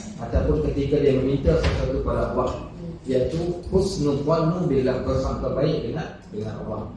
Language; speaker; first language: Malay; native; Malay